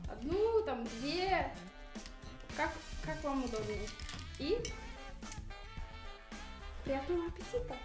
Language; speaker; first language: Russian; early bilingual, heritage; Russian